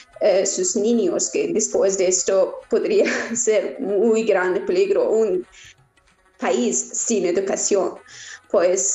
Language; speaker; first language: Spanish; non-native, learner; Persian